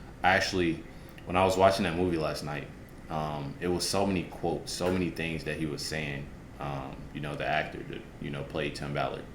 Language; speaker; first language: English; native; English